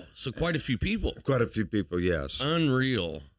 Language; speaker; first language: English; native; English